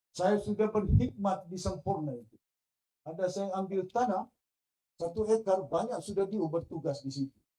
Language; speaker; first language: Malay; non-native, local second language; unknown